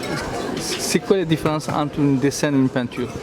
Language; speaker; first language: French; non-native, fluent; Turkish